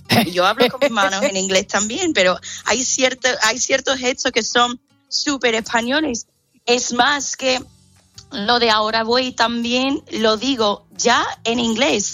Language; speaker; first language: Spanish; non-native, fluent; English